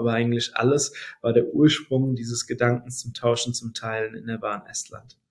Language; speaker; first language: German; native; German